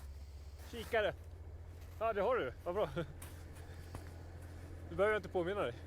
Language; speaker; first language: Swedish; native; Swedish